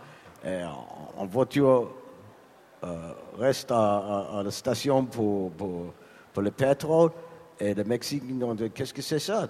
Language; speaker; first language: French; non-native, learner; English